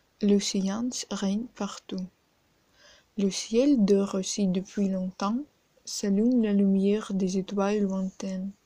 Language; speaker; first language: French; non-native, learner; Ukrainian